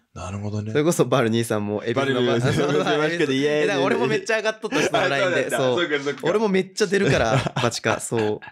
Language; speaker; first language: Japanese; native; Japanese